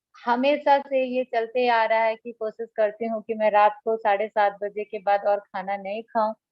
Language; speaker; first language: Hindi; non-native, local second language; Bangla